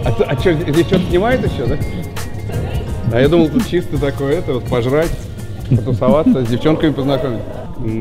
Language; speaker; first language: Russian; native; Russian